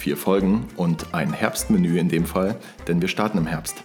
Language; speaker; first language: German; native; German